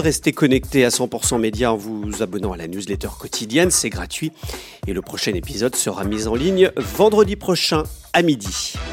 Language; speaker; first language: French; native; French